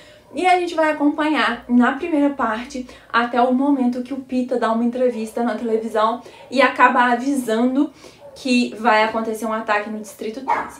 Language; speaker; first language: Portuguese; native; Portuguese